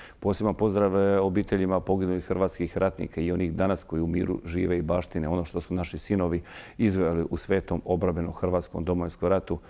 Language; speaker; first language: Croatian; native; Croatian